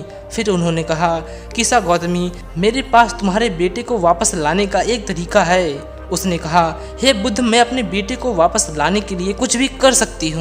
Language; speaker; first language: Hindi; native; Hindi